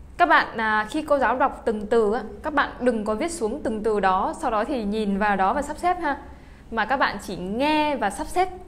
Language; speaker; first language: Vietnamese; native; Vietnamese